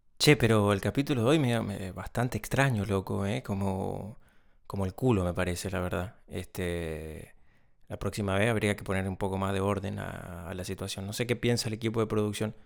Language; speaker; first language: Spanish; native; Spanish